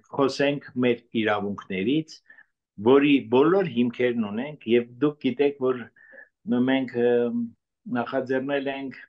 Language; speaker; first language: Armenian; native; Armenian